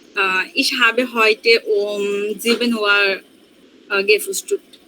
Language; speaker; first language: German; non-native, learner; Bangla